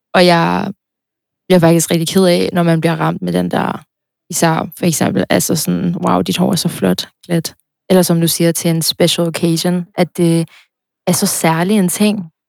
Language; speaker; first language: Danish; early bilingual, other home language; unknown